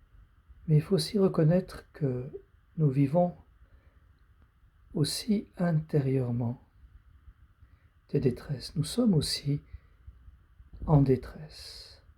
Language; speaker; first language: French; native; French